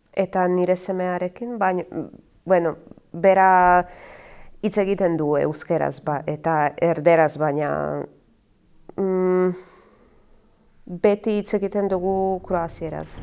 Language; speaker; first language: Basque; non-native, learner; Croatian